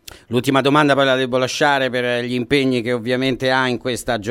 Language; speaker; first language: Italian; native; Italian